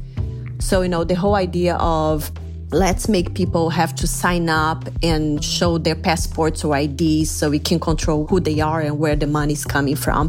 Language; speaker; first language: English; non-native, fluent; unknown